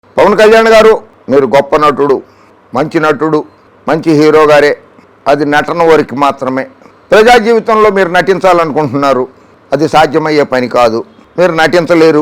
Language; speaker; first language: Telugu; native; Telugu